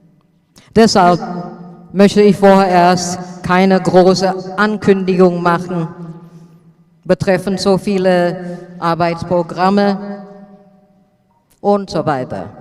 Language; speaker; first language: German; non-native, fluent; Indonesian